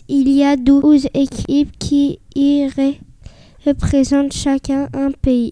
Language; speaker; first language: French; non-native, learner; Spanish